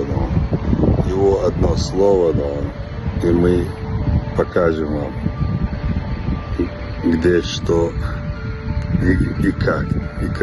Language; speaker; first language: Russian; non-native, local second language; Chechen